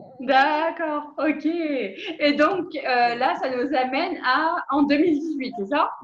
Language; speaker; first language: French; native; French